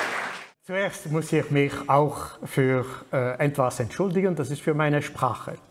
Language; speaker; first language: German; non-native, fluent; French